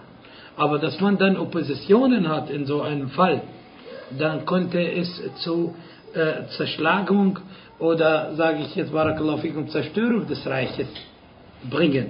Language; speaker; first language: German; non-native, fluent; Arabic